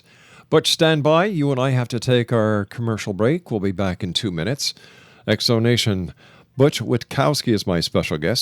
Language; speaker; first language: English; native; English